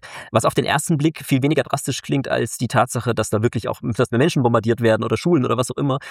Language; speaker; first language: German; native; German